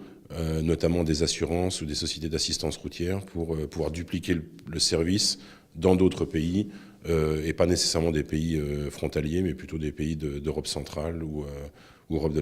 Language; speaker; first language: French; native; French